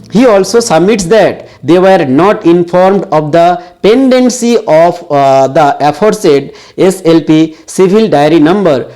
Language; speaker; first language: English; non-native, local second language; Bangla